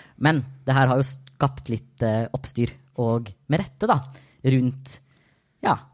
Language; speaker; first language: Norwegian; native; Norwegian